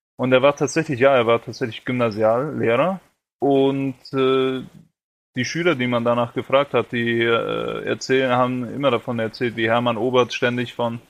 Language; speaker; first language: German; early bilingual, other home language; Romanian